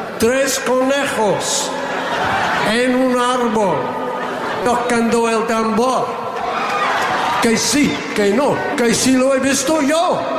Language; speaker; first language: Spanish; non-native, learner; English